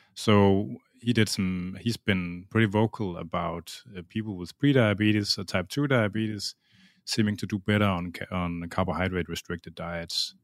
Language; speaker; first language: English; non-native, fluent; Danish